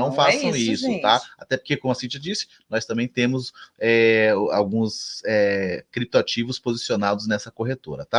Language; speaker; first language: Portuguese; native; Portuguese